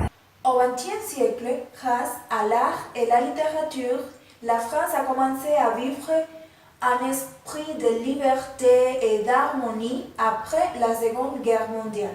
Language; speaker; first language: French; non-native, learner; Spanish